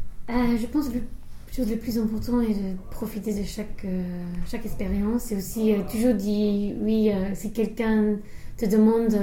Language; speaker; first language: French; non-native, fluent; English